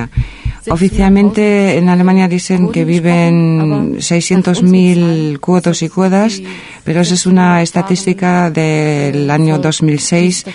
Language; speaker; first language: Spanish; non-native, fluent; German